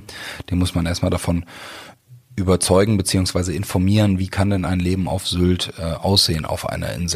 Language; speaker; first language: German; native; German